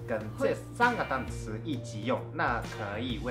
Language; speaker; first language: Chinese; non-native, fluent; Japanese